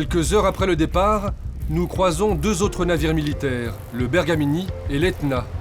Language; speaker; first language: French; native; French